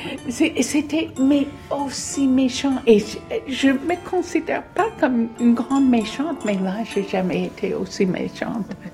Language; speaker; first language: French; non-native, fluent; English